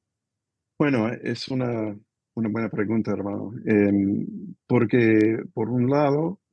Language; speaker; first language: Spanish; non-native, fluent; English